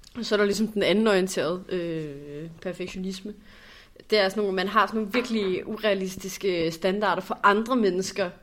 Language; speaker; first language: Danish; native; Danish